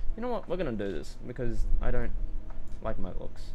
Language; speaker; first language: English; native; English